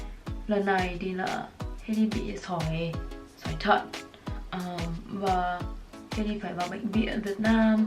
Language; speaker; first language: Vietnamese; early bilingual, heritage; Vietnamese